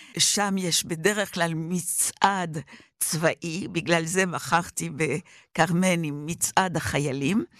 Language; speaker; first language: Hebrew; non-native, fluent; French